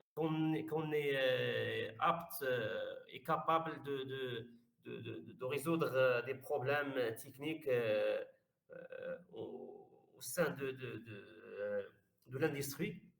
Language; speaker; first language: French; non-native, learner; Arabic